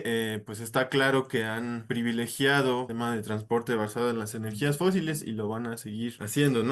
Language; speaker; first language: Spanish; native; Spanish